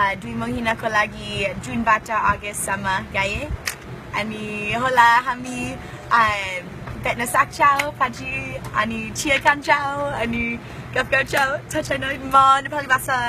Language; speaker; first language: Nepali; non-native, learner; English